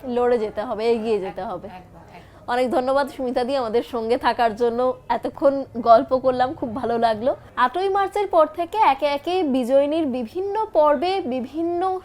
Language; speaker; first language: Bangla; native; Bangla